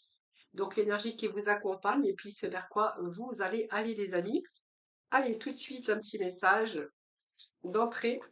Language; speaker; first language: French; native; French